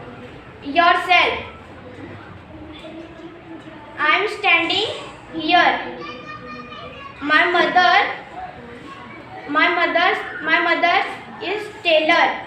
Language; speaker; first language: English; non-native, learner; Hindi